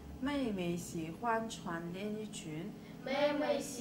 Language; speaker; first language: Chinese; non-native, fluent; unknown